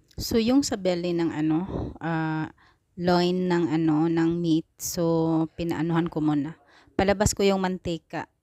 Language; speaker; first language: Filipino; non-native, local second language; Cebuano